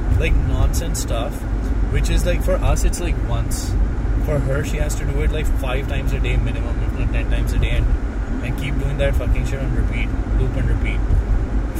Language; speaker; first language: English; non-native, local second language; Hindi